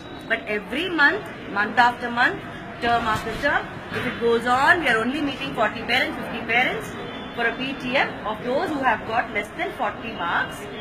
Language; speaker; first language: English; non-native, local second language; Tamil